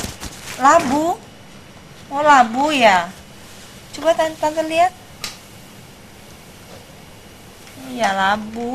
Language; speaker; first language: Indonesian; native; Indonesian